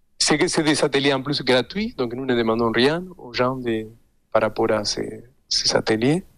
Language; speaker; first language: French; non-native, fluent; Spanish